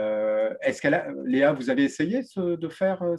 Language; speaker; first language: French; native; French